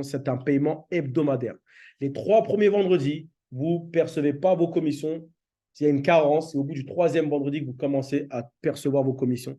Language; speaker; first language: French; native; French